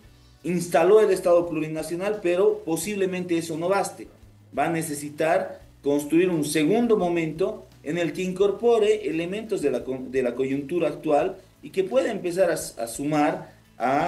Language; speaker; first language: Spanish; native; Spanish